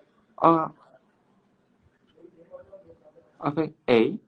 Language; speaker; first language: English; non-native, learner; Cantonese